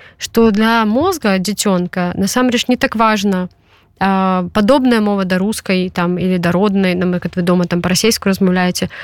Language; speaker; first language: Belarusian; non-native, local second language; Russian